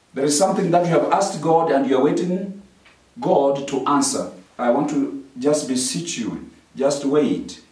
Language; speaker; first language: English; non-native, local second language; Swahili